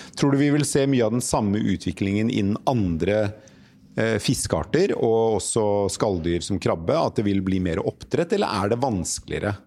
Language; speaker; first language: Norwegian; native; Norwegian